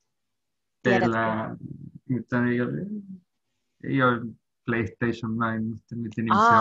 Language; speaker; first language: Finnish; non-native, learner; Spanish